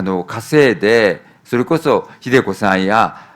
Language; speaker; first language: Japanese; native; Japanese